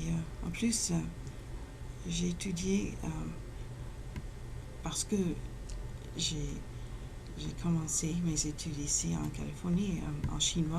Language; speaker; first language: French; non-native, fluent; English